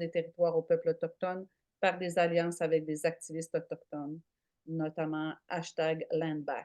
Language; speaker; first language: French; native; French